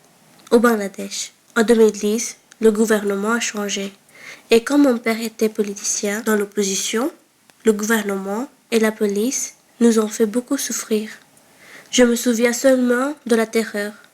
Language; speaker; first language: French; early bilingual, other home language; Bangla